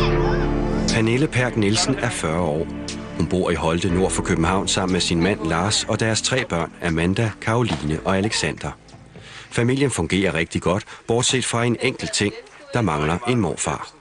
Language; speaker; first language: Danish; native; Danish